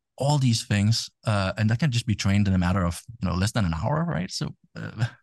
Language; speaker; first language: English; non-native, fluent; Danish